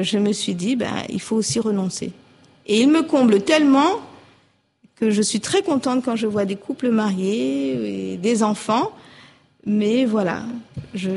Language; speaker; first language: French; native; French